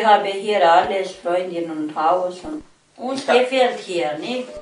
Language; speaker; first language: German; non-native, learner; Romanian